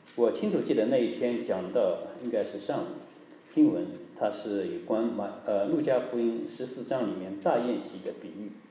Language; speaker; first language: Chinese; native; Chinese